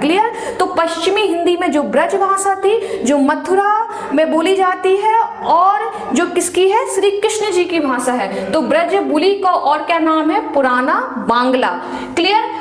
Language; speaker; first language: Hindi; native; Hindi